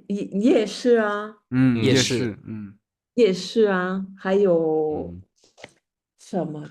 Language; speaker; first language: Chinese; non-native, fluent; French